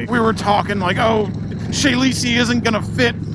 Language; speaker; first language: English; native; English